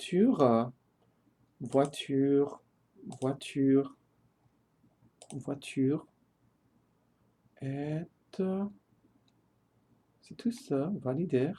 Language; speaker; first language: French; non-native, learner; English